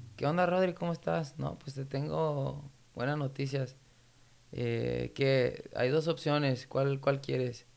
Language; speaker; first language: Spanish; early bilingual, heritage; Spanish